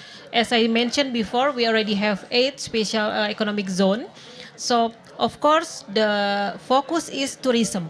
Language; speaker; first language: English; non-native, fluent; Indonesian